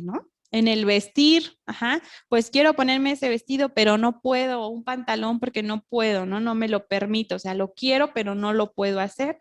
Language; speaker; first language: Spanish; native; Spanish